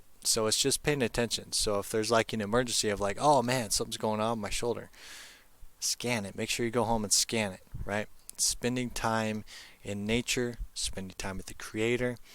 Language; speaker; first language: English; native; English